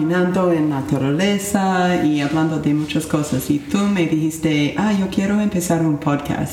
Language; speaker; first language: Spanish; non-native, fluent; English